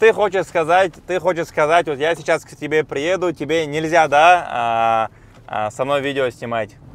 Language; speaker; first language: Russian; native; Russian